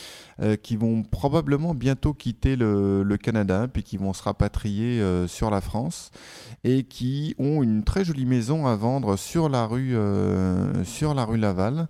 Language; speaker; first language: French; native; French